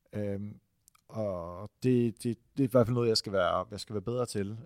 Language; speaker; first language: Danish; non-native, fluent; Dutch